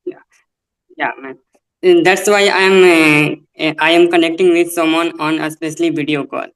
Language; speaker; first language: English; non-native, learner; Hindi